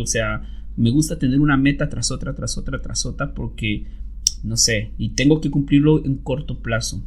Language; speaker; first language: Spanish; native; Spanish